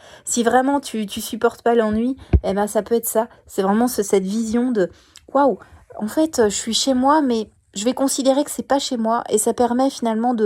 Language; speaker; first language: French; native; French